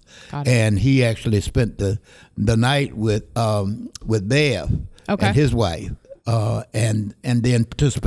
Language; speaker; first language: English; native; English